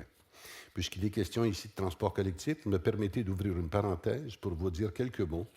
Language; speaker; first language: French; native; French